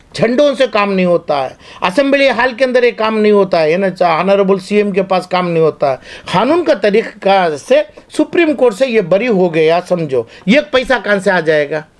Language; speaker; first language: Hindi; non-native, local second language; Urdu